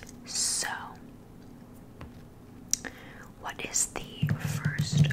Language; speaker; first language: English; native; English